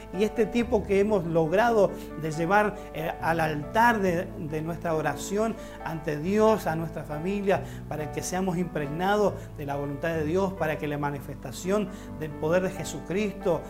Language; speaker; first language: Spanish; native; Spanish